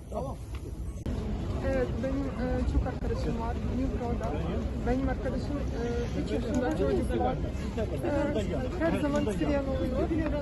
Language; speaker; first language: Turkish; non-native, learner; Ukrainian